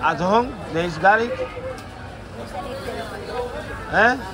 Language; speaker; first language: English; non-native, learner; Spanish